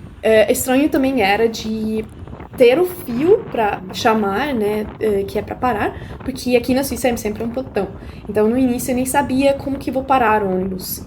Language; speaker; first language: Portuguese; non-native, fluent; German